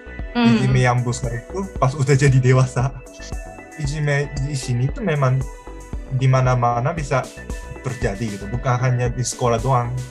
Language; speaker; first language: Indonesian; non-native, fluent; Japanese